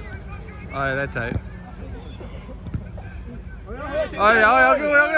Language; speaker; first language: Chinese; native; Chinese